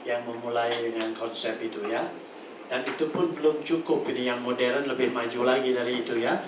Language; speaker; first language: Malay; non-native, local second language; Balinese